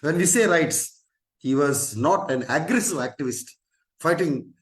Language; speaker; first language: English; non-native, local second language; Telugu